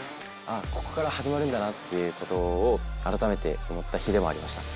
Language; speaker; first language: Japanese; native; Japanese